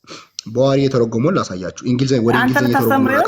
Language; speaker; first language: Amharic; native; Amharic